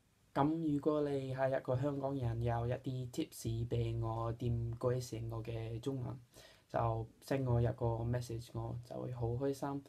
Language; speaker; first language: Cantonese; non-native, fluent; English